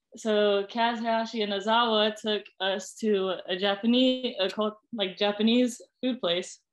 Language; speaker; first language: English; native; English